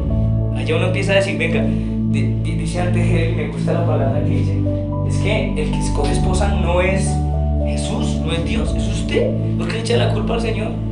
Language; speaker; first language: Spanish; native; Spanish